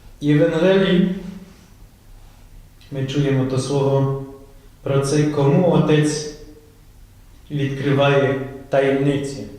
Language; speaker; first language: Ukrainian; non-native, fluent; Polish